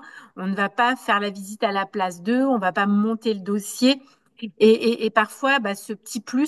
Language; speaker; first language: French; native; French